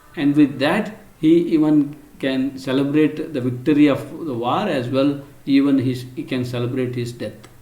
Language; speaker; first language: English; non-native, local second language; Kannada